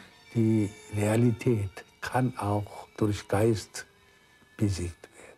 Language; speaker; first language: German; non-native, fluent; Korean